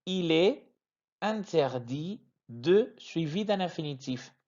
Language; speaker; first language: French; non-native, fluent; Spanish